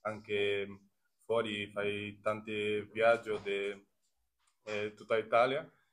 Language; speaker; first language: Italian; non-native, learner; Portuguese